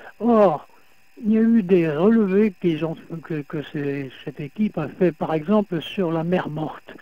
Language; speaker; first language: French; native; French